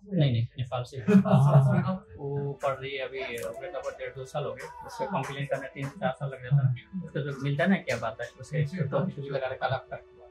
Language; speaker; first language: Hindi; non-native, learner; Nepali